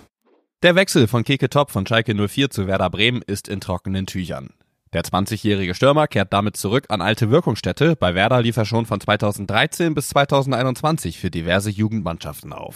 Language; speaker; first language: German; native; German